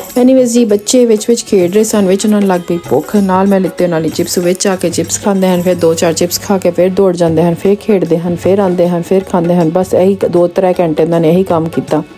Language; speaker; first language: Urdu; non-native, local second language; Punjabi